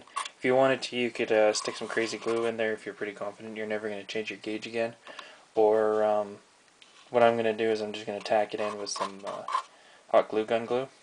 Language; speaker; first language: English; native; English